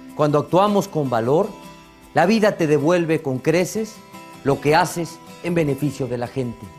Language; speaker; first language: Spanish; native; Spanish